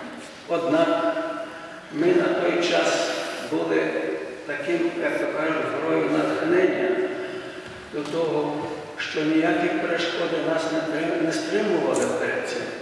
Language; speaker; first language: Ukrainian; native; Ukrainian